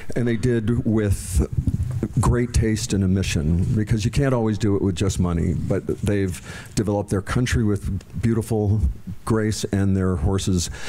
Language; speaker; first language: English; native; English